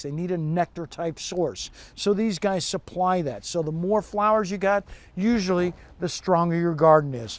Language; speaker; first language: English; native; English